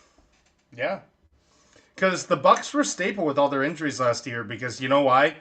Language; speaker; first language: English; native; English